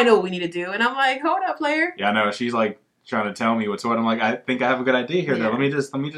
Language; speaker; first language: English; native; English